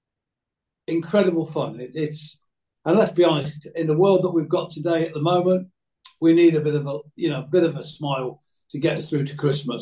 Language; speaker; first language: English; native; English